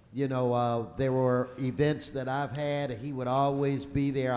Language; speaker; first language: English; early bilingual, other home language; Spanish